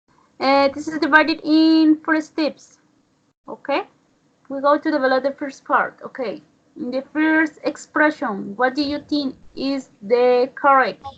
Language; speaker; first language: English; non-native, learner; Spanish